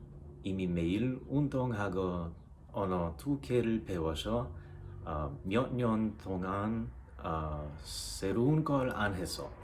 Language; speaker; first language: Korean; non-native, learner; English